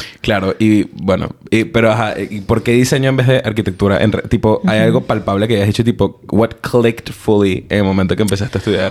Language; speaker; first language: Spanish; early bilingual, heritage; Spanish